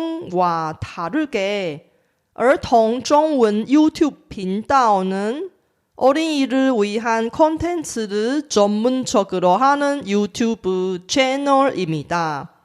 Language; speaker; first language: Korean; non-native, fluent; Chinese